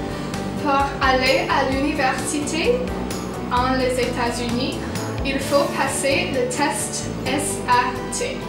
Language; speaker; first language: French; non-native, learner; English